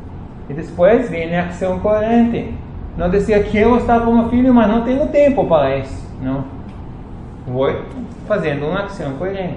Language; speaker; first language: Portuguese; non-native, fluent; Spanish